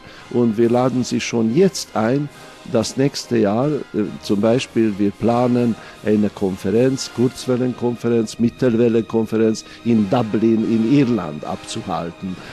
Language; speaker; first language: German; non-native, fluent; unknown